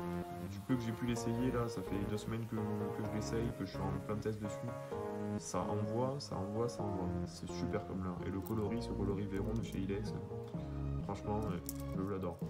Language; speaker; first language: French; native; French